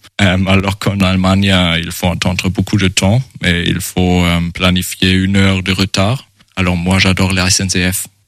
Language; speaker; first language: French; non-native, fluent; German